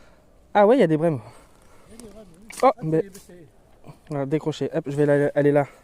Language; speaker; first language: French; native; French